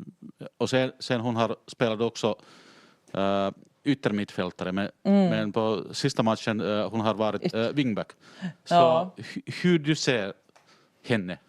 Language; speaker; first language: Swedish; non-native, local second language; Finnish